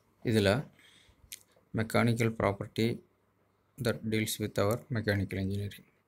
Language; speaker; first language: English; non-native, local second language; Tamil